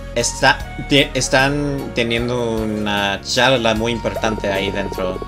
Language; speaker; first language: Spanish; non-native, learner; English